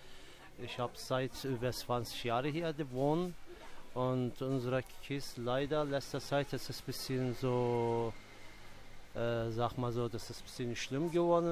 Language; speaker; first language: German; non-native, local second language; Turkish